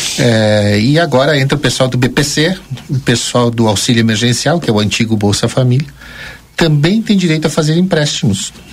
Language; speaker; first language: Portuguese; early bilingual, other home language; Spanish